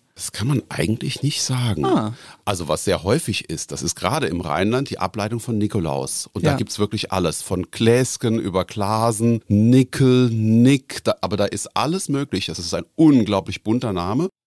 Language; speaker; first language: German; native; German